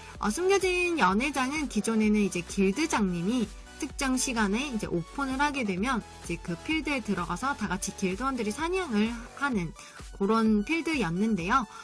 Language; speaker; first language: Korean; native; Korean